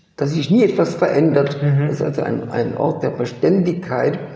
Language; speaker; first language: German; early bilingual, other home language; French